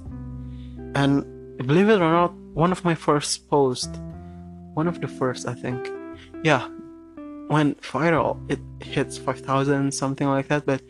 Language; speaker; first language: English; non-native, fluent; Indonesian